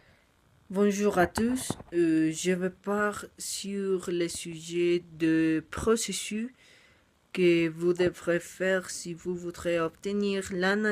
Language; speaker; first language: French; non-native, learner; Spanish